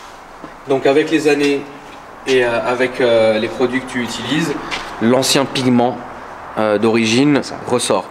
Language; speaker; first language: French; native; French